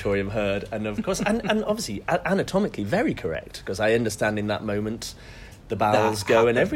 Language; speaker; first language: English; native; English